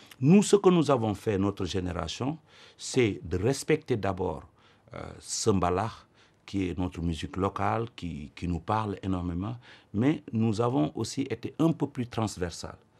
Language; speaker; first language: French; non-native, local second language; Wolof